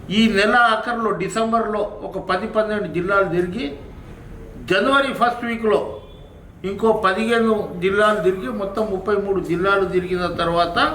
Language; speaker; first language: Telugu; non-native, local second language; Lambadi